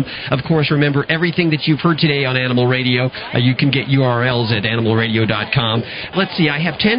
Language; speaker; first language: English; native; English